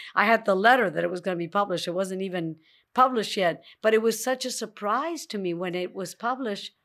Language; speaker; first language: English; early bilingual, other home language; Spanish